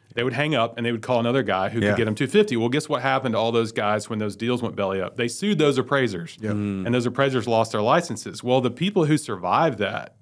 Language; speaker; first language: English; native; English